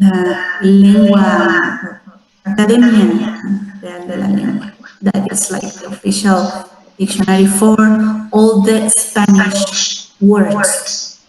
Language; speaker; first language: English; non-native, fluent; Spanish